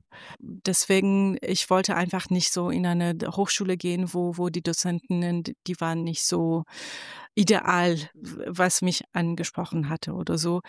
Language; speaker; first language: German; non-native, fluent; Persian